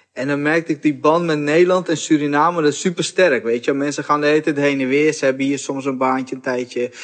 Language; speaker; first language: Dutch; early bilingual, other home language; Portuguese